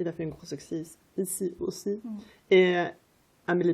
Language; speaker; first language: French; non-native, fluent; Swedish